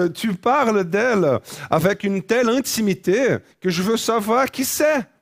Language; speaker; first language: French; non-native, fluent; Portuguese